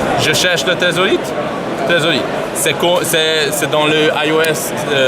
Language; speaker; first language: French; non-native, learner; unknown